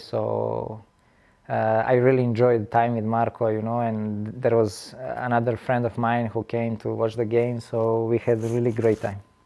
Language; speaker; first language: English; non-native, fluent; Serbian